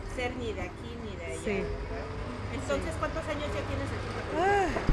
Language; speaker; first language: Spanish; early bilingual, heritage; Spanish